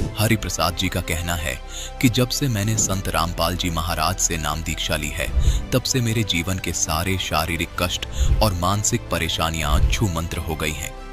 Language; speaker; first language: Hindi; native; Hindi